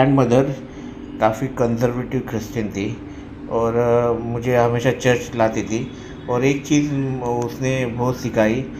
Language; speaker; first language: Hindi; non-native, local second language; Marathi